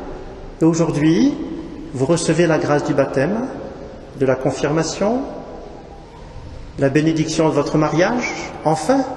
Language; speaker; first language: French; native; French